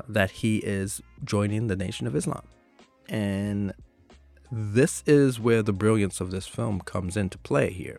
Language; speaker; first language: English; native; English